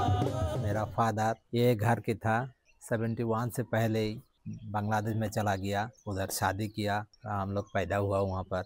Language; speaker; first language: Hindi; early bilingual, heritage; Bangla